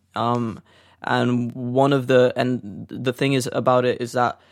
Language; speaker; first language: English; non-native, fluent; Portuguese